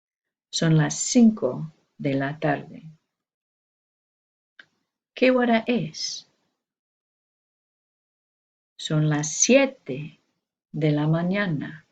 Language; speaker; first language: Spanish; non-native, fluent; English